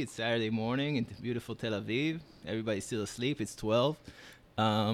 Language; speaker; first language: English; non-native, fluent; Hebrew